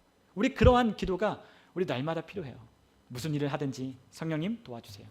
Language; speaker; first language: Korean; native; Korean